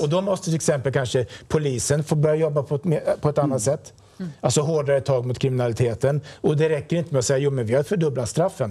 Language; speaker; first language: Swedish; native; Swedish